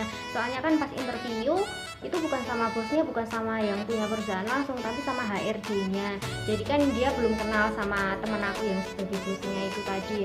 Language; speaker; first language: Indonesian; native; Indonesian